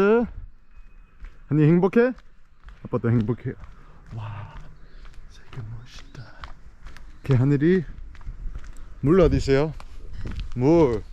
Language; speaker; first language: Korean; non-native, learner; English